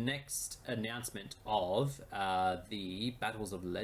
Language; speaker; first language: English; native; English